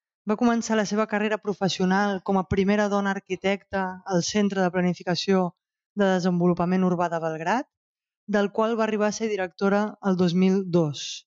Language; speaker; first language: Catalan; native; Catalan